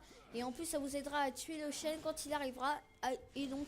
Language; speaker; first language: French; native; French